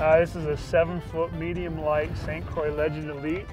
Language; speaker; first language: English; native; English